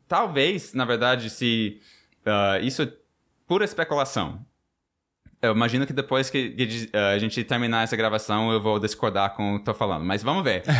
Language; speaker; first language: Portuguese; non-native, fluent; English